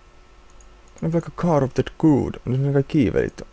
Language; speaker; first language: Finnish; native; Finnish